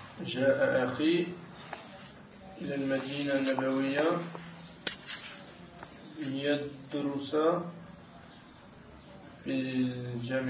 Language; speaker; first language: Arabic; non-native, learner; French